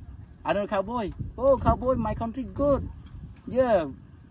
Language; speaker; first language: English; non-native, learner; Khmer